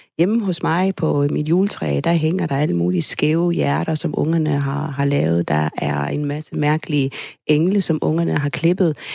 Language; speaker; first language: Danish; early bilingual, other home language; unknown